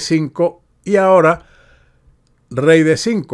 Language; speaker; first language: Spanish; native; Spanish